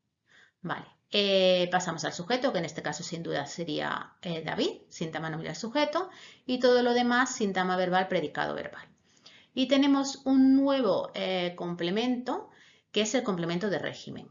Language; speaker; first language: Spanish; native; Spanish